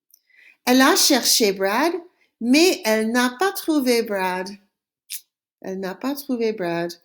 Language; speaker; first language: French; non-native, fluent; English